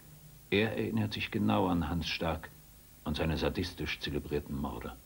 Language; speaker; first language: German; native; German